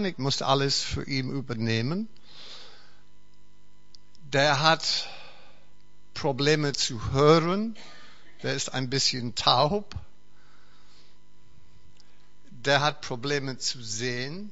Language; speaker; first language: German; non-native, fluent; English